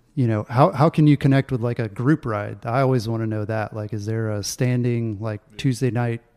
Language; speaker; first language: English; native; English